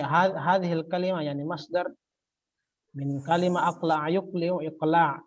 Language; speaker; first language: Arabic; non-native, fluent; Indonesian